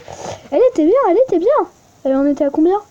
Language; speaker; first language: French; native; French